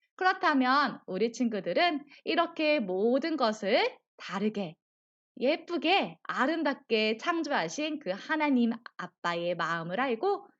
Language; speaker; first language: Korean; native; Korean